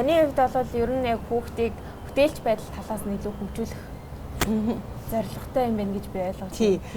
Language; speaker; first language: Mongolian; native; Mongolian